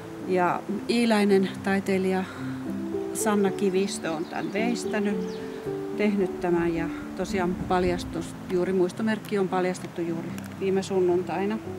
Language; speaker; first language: Finnish; native; Finnish